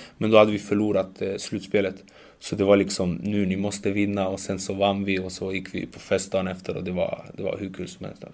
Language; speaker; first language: Swedish; early bilingual, other home language; Macedonian